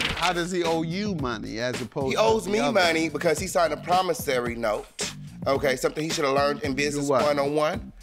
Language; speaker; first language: English; native; English